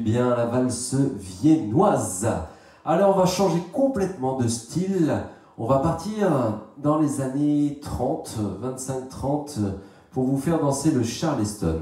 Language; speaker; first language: French; native; French